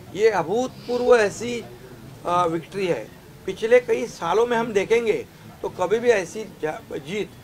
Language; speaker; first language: Hindi; non-native, local second language; Marathi